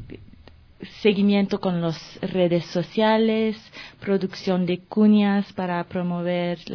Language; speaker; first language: Spanish; non-native, fluent; French